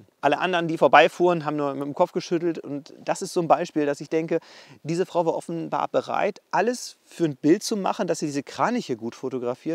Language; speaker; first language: German; native; German